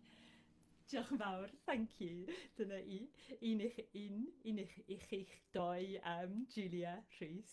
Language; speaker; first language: Welsh; non-native, fluent; English